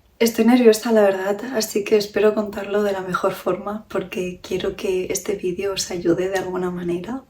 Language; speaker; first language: Spanish; early bilingual, other home language; Romanian